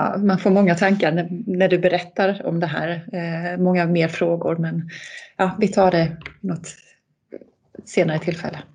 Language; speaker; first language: Swedish; native; Swedish